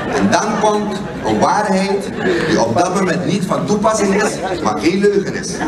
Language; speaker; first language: Dutch; native; Dutch